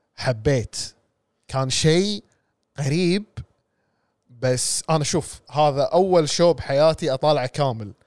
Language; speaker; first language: Arabic; non-native, local second language; English